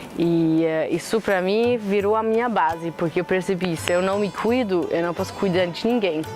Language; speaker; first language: Portuguese; non-native, fluent; German